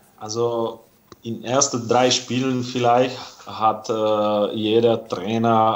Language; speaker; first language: German; non-native, fluent; Slovak